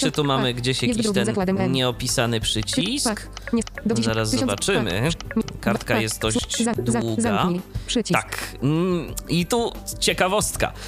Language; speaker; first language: Polish; native; Polish